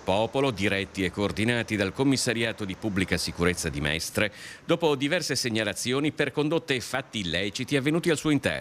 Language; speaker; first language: Italian; native; Italian